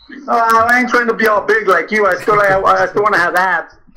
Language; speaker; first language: English; early bilingual, other home language; Spanish